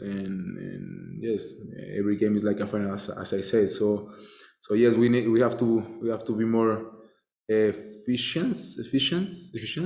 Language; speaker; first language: English; non-native, fluent; Spanish